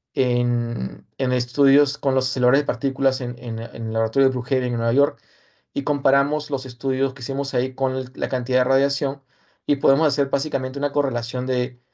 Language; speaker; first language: Spanish; native; Spanish